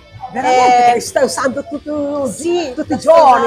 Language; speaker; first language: Italian; non-native, learner; Filipino